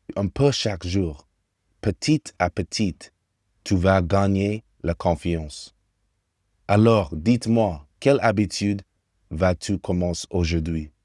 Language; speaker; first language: French; non-native, fluent; English